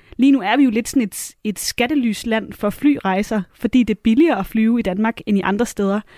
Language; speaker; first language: Danish; native; Danish